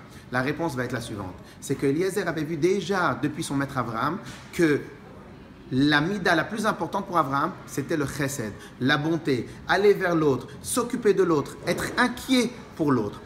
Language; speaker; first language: French; native; French